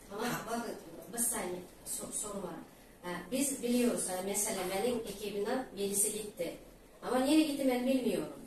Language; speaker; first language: Turkish; non-native, learner; Turkmen